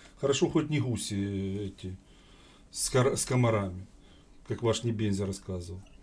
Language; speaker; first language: Russian; native; Russian